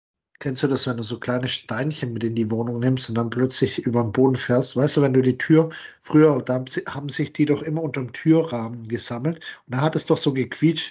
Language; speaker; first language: German; native; German